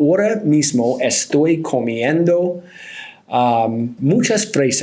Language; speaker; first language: Spanish; non-native, learner; English